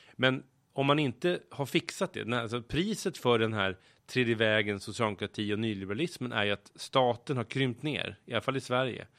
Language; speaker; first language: Swedish; native; Swedish